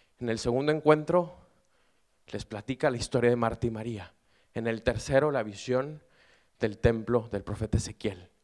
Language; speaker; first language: Spanish; native; Spanish